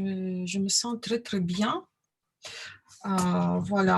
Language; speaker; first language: French; non-native, learner; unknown